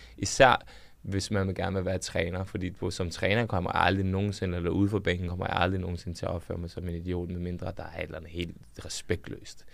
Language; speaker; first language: Danish; early bilingual, other home language; Serbian